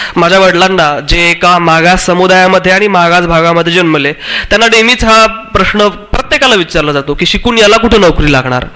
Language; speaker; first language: Marathi; non-native, local second language; Urdu